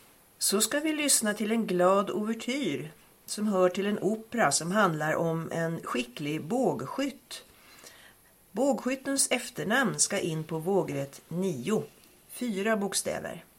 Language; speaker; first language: Swedish; native; Swedish